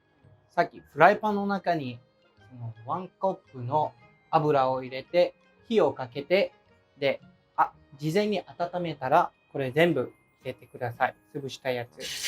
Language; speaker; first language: Japanese; non-native, fluent; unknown